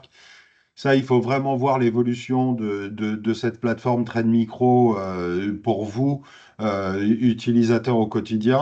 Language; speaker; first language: French; native; French